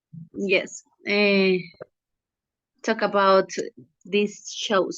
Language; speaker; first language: English; non-native, learner; Spanish